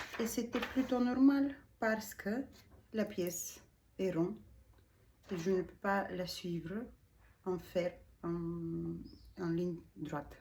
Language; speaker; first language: French; non-native, learner; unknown